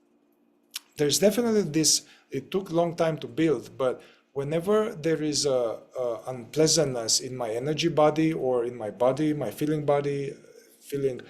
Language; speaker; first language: English; non-native, fluent; Romanian